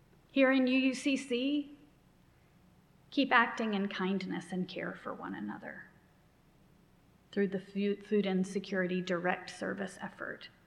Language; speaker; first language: English; native; English